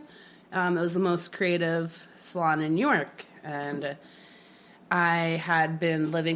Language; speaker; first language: English; native; English